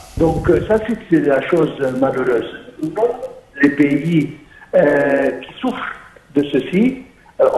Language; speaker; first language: French; non-native, fluent; Arabic